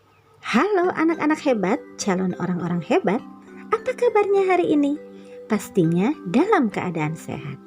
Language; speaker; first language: Indonesian; native; Indonesian